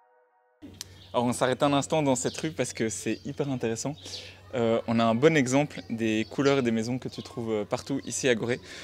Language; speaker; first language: French; native; French